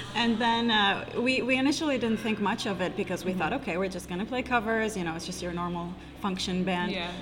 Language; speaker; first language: English; non-native, fluent; Hebrew